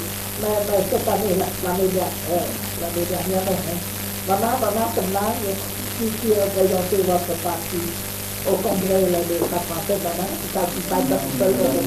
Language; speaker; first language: French; non-native, learner; Khmer